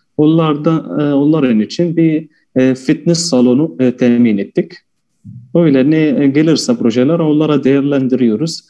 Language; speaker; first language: Turkish; non-native, fluent; Arabic